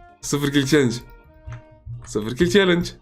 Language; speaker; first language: Turkish; native; Turkish